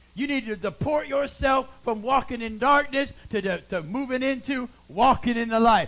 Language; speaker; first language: English; native; English